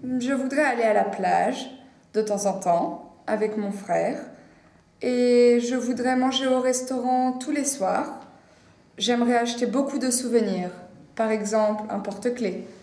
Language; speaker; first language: French; non-native, learner; English